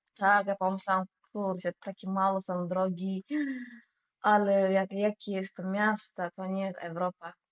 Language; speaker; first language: Polish; non-native, fluent; Uzbek